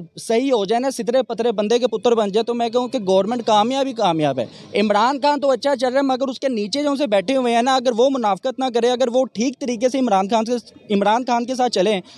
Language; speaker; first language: Urdu; non-native, local second language; Punjabi